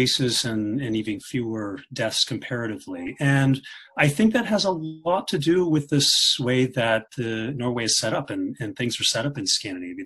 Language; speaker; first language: English; native; English